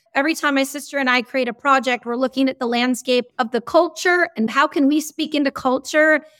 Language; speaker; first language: English; native; English